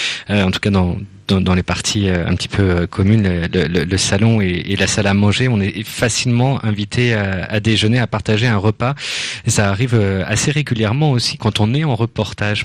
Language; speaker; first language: French; native; French